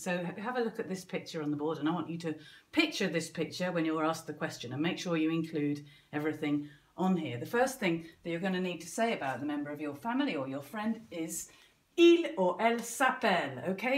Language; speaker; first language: English; native; English